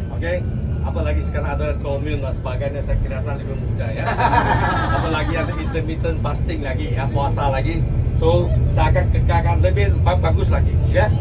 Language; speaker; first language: Malay; non-native, local second language; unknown